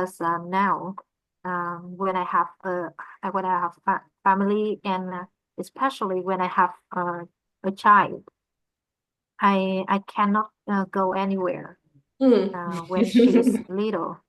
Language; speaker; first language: English; non-native, learner; Vietnamese